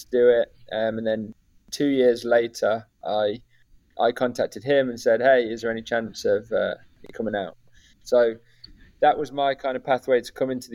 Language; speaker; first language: English; native; English